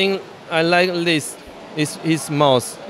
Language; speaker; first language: English; non-native, learner; Chinese